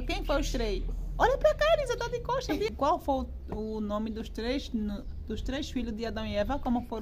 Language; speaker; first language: Portuguese; native; Portuguese